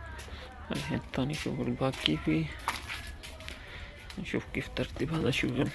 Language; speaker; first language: Arabic; non-native, learner; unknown